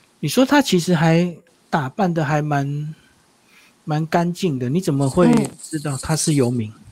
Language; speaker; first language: Chinese; native; Chinese